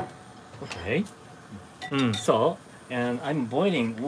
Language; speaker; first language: English; non-native, fluent; Japanese